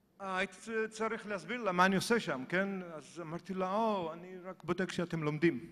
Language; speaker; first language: Hebrew; native; Hebrew